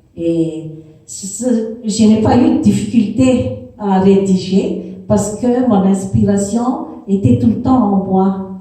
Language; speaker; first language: French; non-native, local second language; Malagasy